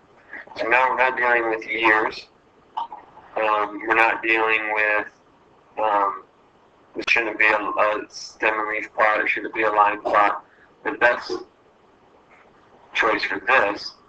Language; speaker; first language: English; native; English